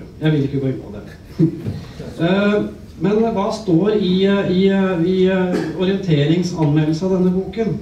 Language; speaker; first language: Norwegian; native; Norwegian